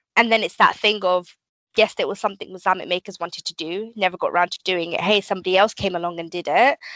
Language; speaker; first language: English; native; English